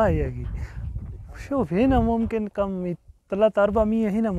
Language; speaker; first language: Arabic; non-native, learner; Urdu